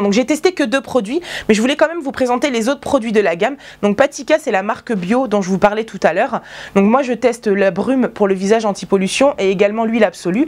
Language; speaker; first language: French; native; French